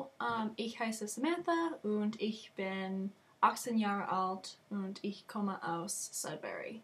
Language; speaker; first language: German; non-native, learner; English